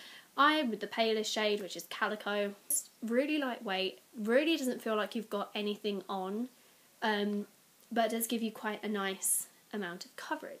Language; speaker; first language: English; native; English